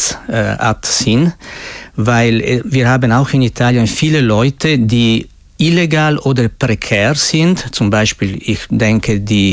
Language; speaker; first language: German; non-native, fluent; Italian